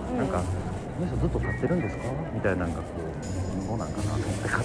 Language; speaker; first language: Japanese; native; Japanese